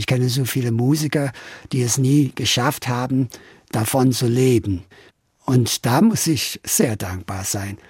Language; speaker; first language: German; non-native, fluent; English